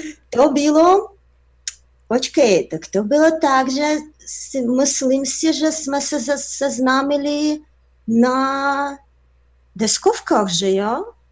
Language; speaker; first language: Czech; non-native, fluent; Russian